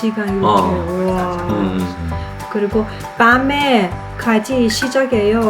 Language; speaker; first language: Korean; non-native, learner; Persian